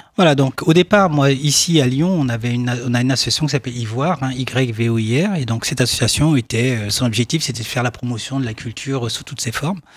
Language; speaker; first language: French; non-native, local second language; Baoulé